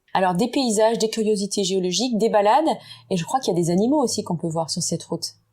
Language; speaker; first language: French; native; French